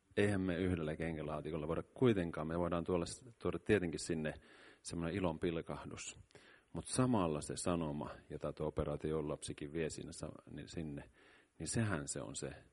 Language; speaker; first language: Finnish; native; Finnish